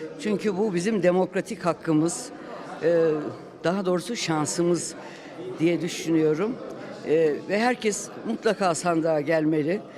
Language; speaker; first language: Turkish; native; Turkish